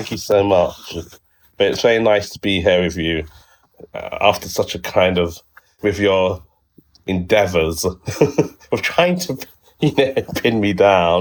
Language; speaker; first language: English; native; English